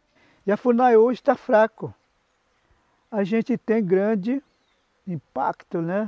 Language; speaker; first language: Portuguese; non-native, local second language; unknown